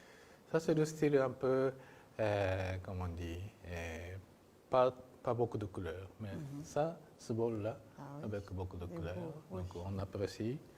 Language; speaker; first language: French; non-native, fluent; Japanese